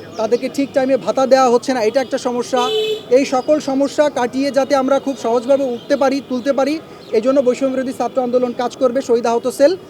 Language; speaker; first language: Bangla; native; Bangla